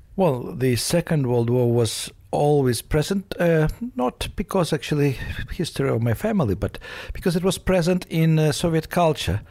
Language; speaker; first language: English; non-native, fluent; Russian